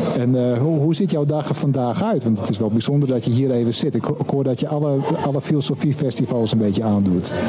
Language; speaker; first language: Dutch; non-native, local second language; Western Frisian